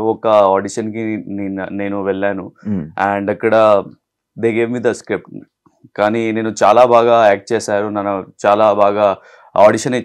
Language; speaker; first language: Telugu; non-native, local second language; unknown